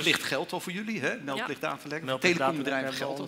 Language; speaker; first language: Dutch; native; Dutch